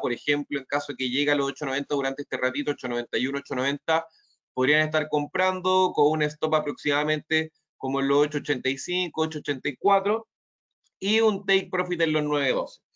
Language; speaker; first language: Spanish; native; Spanish